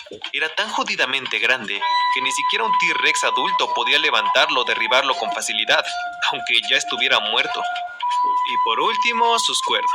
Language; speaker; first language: Spanish; native; Spanish